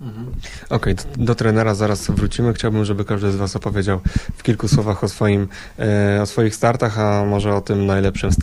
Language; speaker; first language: Polish; native; Polish